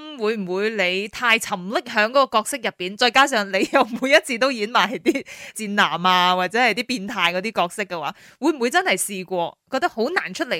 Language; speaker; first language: Cantonese; native; Cantonese